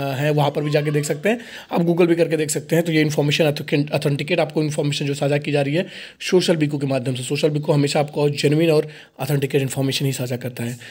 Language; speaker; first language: Hindi; native; Hindi